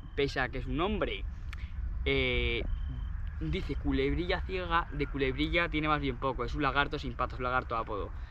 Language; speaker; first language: Spanish; native; Spanish